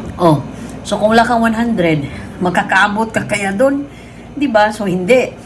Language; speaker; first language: Filipino; native; Filipino